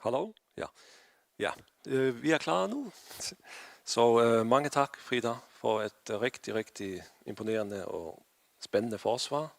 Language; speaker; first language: Danish; non-native, fluent; Faroese